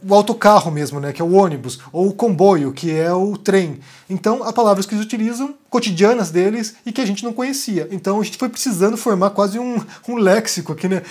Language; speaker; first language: Portuguese; native; Portuguese